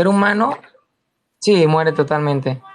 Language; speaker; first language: Spanish; native; Spanish